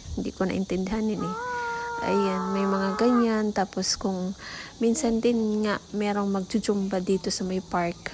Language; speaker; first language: Filipino; non-native, local second language; Cebuano